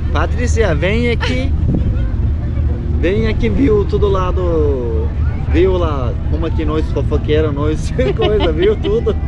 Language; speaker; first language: Portuguese; non-native, learner; Turkish